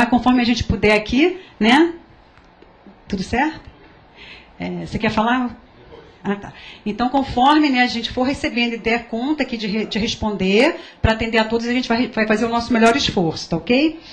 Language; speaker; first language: Portuguese; native; Portuguese